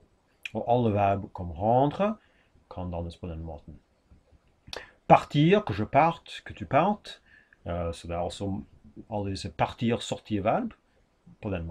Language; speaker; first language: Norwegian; non-native, fluent; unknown